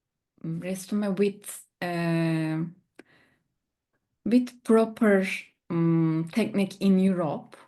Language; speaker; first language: English; non-native, learner; Turkish